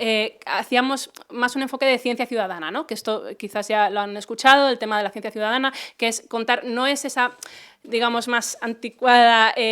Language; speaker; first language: Spanish; native; Spanish